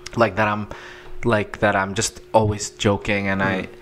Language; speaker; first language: English; native; English